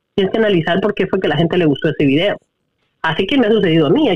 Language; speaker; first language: Spanish; native; Spanish